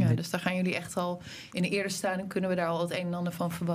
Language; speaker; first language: Dutch; native; Dutch